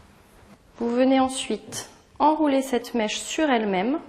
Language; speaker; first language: French; native; French